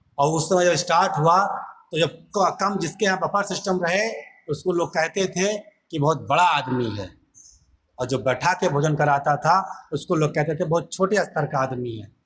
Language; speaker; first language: Hindi; native; Hindi